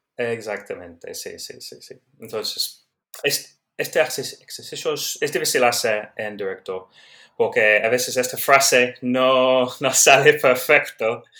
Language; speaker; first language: Spanish; non-native, learner; English